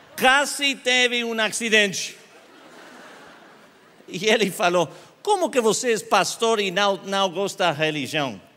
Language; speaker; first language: Portuguese; non-native, learner; English